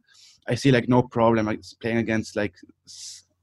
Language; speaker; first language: English; non-native, fluent; German